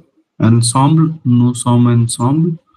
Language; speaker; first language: French; non-native, learner; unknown